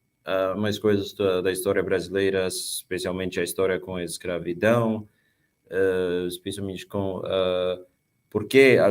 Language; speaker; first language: Portuguese; non-native, fluent; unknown